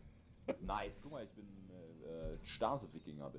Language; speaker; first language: German; native; German